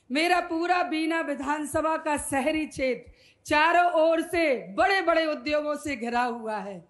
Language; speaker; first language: Hindi; native; Hindi